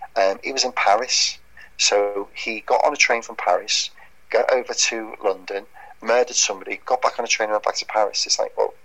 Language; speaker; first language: English; native; English